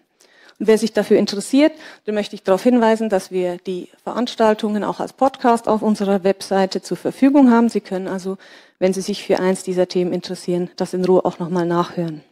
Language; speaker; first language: German; native; German